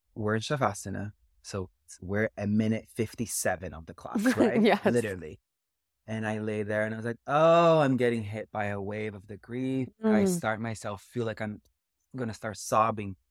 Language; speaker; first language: English; early bilingual, other home language; Portuguese